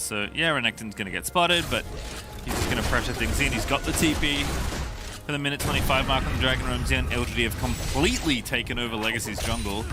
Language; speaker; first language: English; native; English